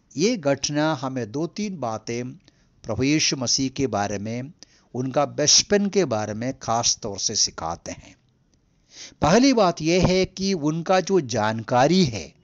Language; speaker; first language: Hindi; non-native, local second language; Malayalam